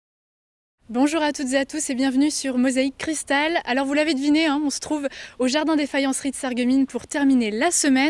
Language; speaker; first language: French; native; French